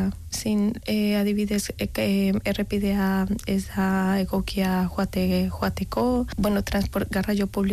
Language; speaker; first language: Basque; non-native, fluent; Spanish